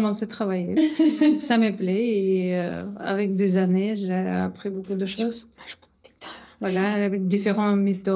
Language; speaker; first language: French; non-native, learner; Russian